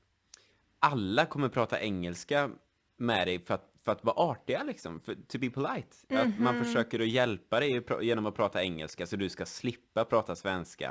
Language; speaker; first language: Swedish; native; Swedish